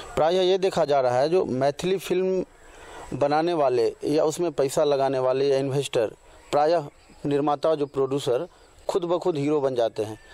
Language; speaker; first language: Hindi; non-native, local second language; Maithili